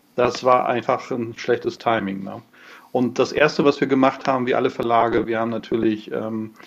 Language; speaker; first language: German; non-native, fluent; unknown